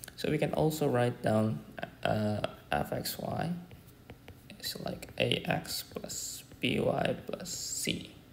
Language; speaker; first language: English; non-native, fluent; Indonesian